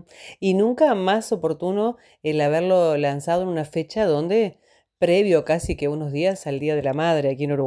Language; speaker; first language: Spanish; native; Spanish